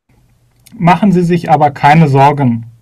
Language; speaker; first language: German; non-native, learner; Korean